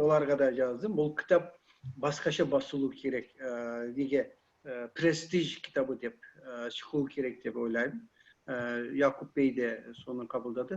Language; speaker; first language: Kyrgyz; non-native, learner; Kazakh